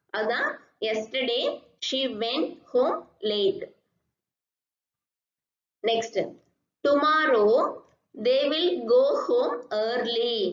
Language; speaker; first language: English; non-native, local second language; Tamil